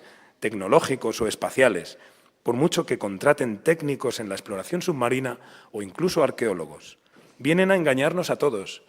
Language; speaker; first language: Spanish; native; Spanish